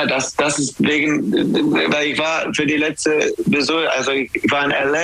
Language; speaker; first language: German; non-native, fluent; English